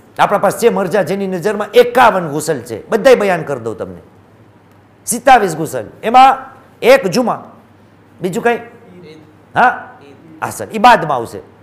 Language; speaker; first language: Gujarati; early bilingual, heritage; Gujarati